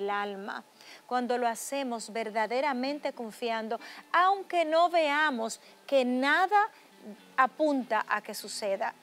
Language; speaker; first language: Spanish; native; Spanish